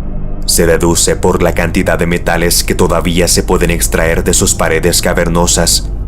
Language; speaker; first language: Spanish; native; Spanish